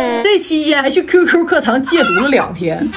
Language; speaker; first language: Chinese; native; Chinese